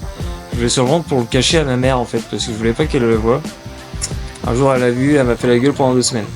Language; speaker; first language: French; native; French